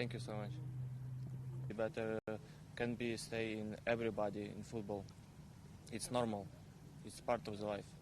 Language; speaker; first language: English; non-native, learner; Ukrainian